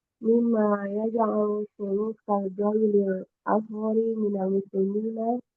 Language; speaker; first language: Arabic; non-native, learner; Indonesian